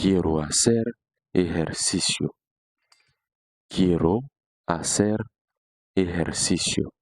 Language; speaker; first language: Spanish; non-native, fluent; Haitian Creole